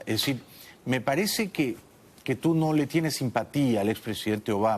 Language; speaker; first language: Spanish; native; Spanish